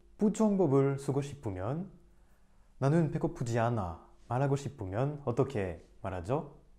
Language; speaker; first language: Korean; non-native, fluent; French